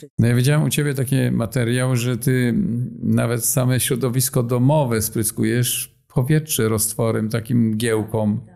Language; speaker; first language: Polish; native; Polish